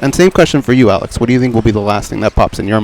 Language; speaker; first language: English; native; English